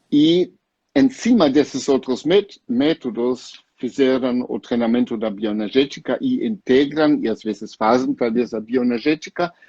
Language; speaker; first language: Portuguese; non-native, fluent; German